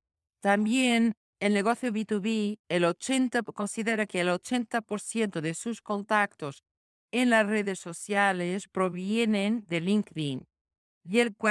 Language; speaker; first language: Spanish; non-native, fluent; Portuguese